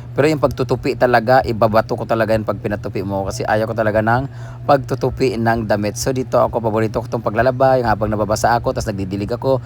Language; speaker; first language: Filipino; non-native, local second language; Cebuano